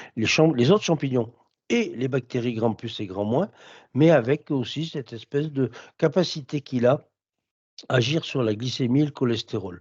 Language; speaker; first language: French; native; French